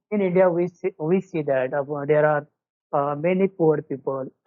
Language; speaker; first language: English; non-native, learner; Marathi